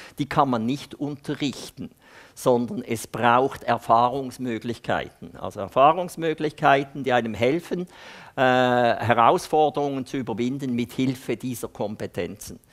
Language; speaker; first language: German; native; German